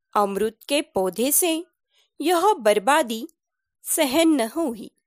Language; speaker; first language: Hindi; non-native, local second language; Marathi